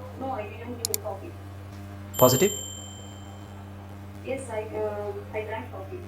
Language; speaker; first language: English; non-native, learner; Kannada